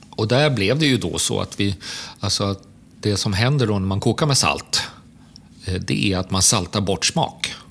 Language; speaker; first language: Swedish; native; Swedish